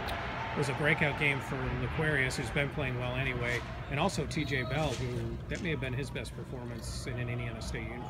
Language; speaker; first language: English; native; English